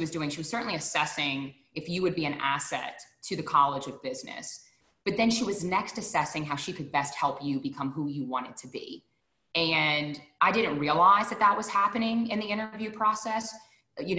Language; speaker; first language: English; native; English